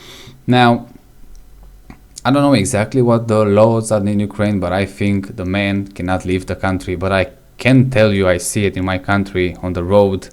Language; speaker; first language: English; non-native, fluent; Romanian